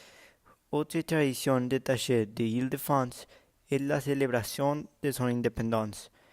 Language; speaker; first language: French; non-native, learner; Spanish